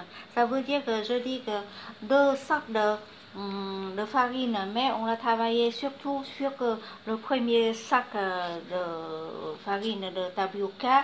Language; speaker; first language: French; non-native, learner; Vietnamese